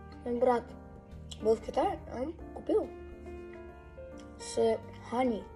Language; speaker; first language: Russian; early bilingual, heritage; Russian